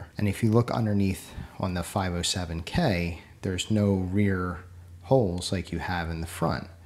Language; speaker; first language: English; native; English